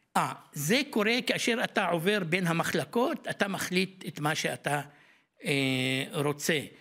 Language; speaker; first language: Hebrew; non-native, local second language; Arabic